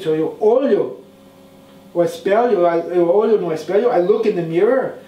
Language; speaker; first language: Portuguese; non-native, fluent; English